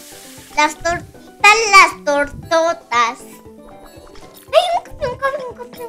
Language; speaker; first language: Spanish; native; Spanish